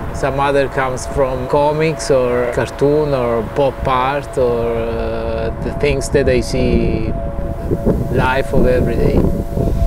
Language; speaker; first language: English; non-native, fluent; Italian